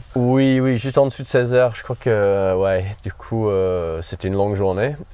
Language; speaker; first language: French; non-native, fluent; English